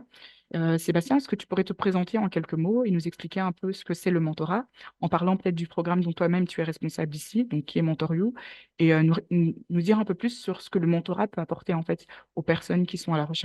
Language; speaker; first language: French; native; French